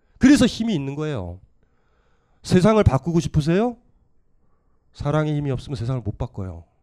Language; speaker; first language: Korean; native; Korean